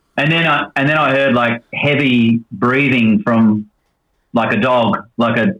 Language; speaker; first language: English; native; English